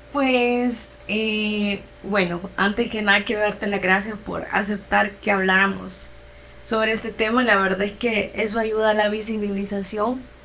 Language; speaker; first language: Spanish; native; Spanish